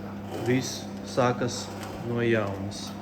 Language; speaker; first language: Latvian; non-native, local second language; Russian